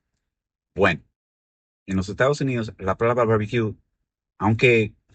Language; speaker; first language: Spanish; early bilingual, heritage; Spanish